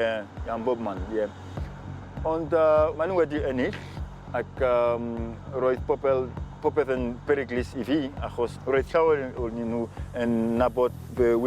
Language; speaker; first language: Welsh; non-native, fluent; French